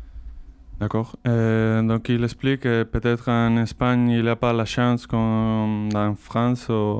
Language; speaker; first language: French; non-native, learner; Spanish